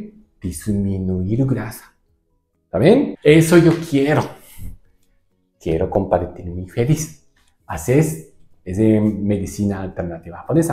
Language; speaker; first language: Spanish; non-native, learner; Japanese